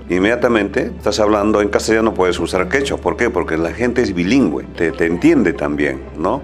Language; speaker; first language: Spanish; non-native, local second language; Quechua